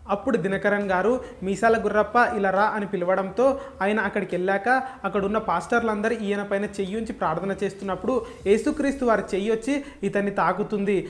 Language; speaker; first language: Telugu; native; Telugu